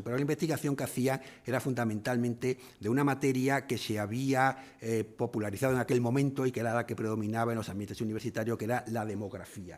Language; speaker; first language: Spanish; native; Spanish